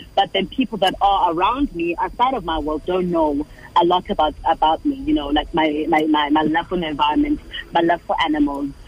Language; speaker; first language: English; non-native, local second language; Xhosa